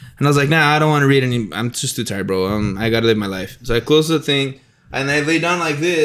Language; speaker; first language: English; early bilingual, other home language; Spanish